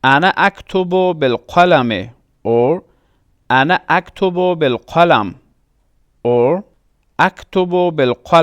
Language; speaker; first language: Arabic; non-native, fluent; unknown